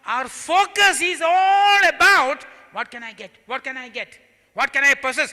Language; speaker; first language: English; non-native, local second language; Malayalam